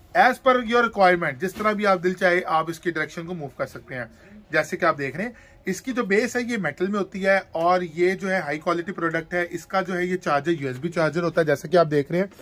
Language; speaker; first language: Urdu; non-native, local second language; Punjabi